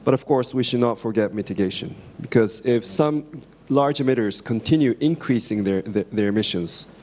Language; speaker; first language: English; non-native, fluent; Japanese